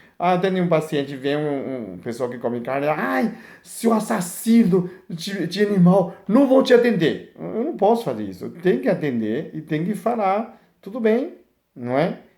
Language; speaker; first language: Portuguese; non-native, fluent; Chinese